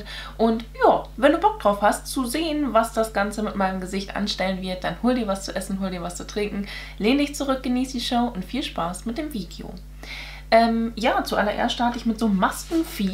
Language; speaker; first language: German; native; German